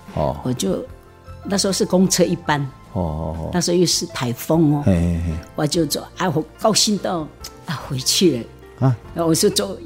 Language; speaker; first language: Min Nan Chinese; non-native, local second language; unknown